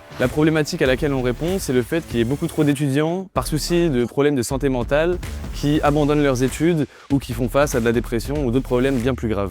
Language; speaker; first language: French; non-native, fluent; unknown